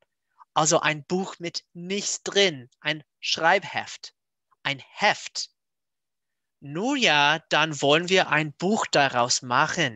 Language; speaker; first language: German; non-native, fluent; English